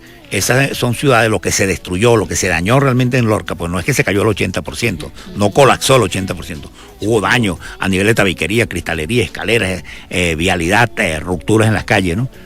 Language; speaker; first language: Spanish; native; Spanish